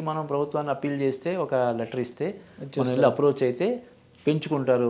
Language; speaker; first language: Telugu; native; Telugu